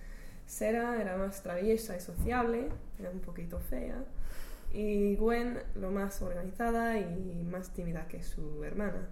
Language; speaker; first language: Spanish; non-native, learner; English